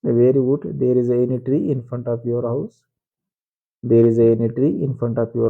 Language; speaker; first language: English; non-native, local second language; Marathi